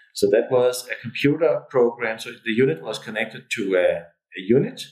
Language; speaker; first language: English; non-native, fluent; Danish